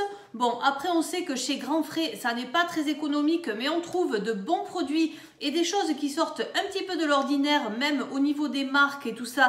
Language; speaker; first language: French; native; French